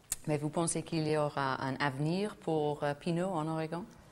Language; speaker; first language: French; non-native, fluent; English